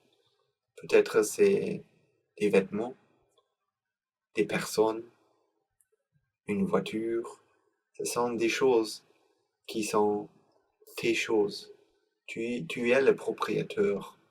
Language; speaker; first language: French; non-native, learner; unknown